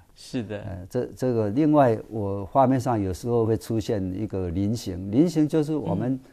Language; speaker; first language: Chinese; native; Chinese